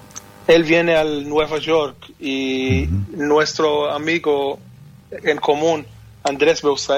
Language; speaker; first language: Spanish; non-native, fluent; Hebrew